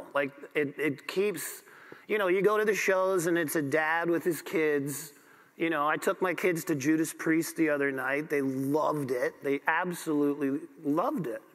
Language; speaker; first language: English; native; English